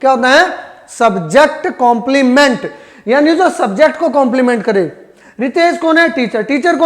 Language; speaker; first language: Hindi; native; Hindi